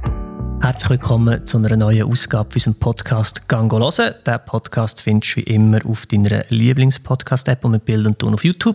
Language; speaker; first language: German; native; German